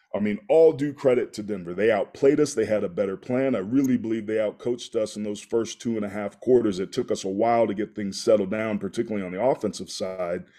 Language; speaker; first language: English; native; English